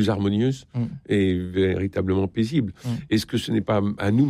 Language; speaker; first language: French; native; French